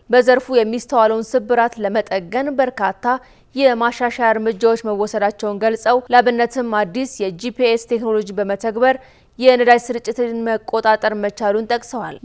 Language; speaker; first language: Amharic; native; Amharic